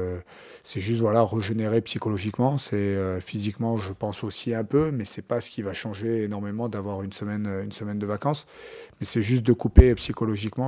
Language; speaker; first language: French; native; French